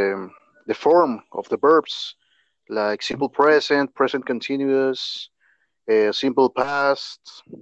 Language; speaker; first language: English; non-native, learner; Spanish